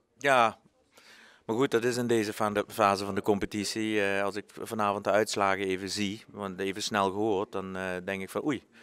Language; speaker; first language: Dutch; native; Dutch